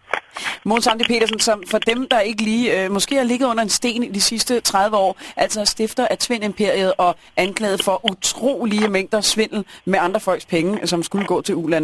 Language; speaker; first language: Danish; native; Danish